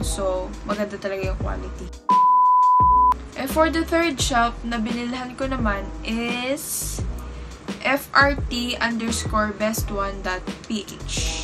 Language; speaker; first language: English; non-native, local second language; Filipino